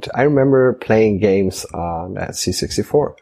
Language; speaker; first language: English; non-native, fluent; German